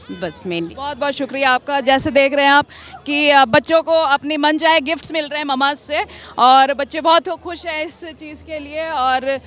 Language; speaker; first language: Hindi; native; Hindi